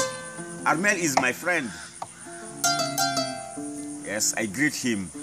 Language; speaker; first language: English; non-native, learner; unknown